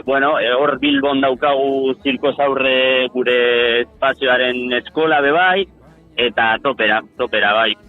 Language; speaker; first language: Basque; non-native, local second language; Spanish